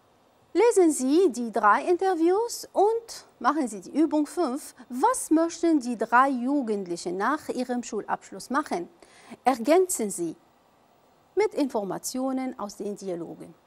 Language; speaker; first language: German; non-native, fluent; Arabic